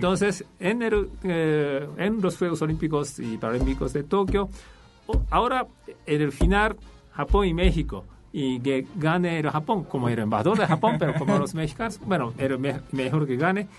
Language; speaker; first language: Spanish; non-native, fluent; Japanese